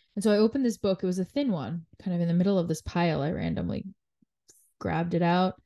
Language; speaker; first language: English; native; English